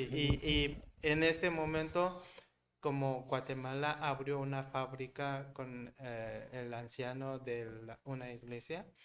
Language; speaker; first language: Spanish; non-native, learner; Korean